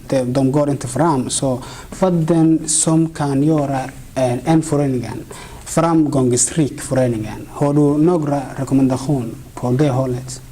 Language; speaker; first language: Swedish; non-native, fluent; Somali